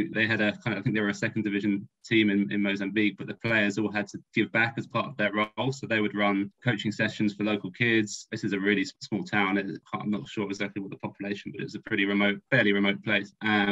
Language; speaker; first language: English; native; English